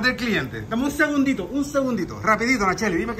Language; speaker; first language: Spanish; native; Spanish